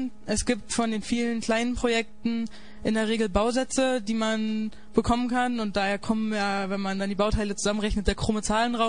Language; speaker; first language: German; native; German